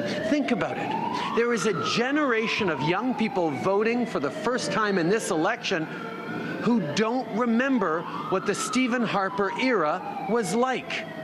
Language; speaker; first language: English; early bilingual, other home language; French